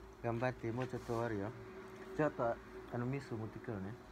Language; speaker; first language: Japanese; non-native, learner; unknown